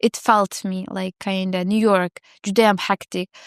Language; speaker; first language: English; non-native, fluent; Uzbek